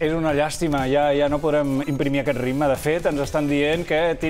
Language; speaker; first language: Catalan; native; Catalan